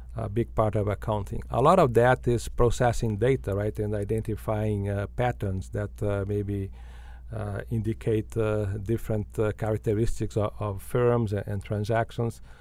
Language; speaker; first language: English; non-native, fluent; Portuguese